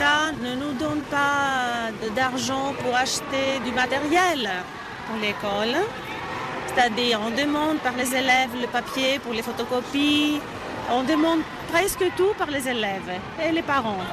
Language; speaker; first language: French; non-native, fluent; Greek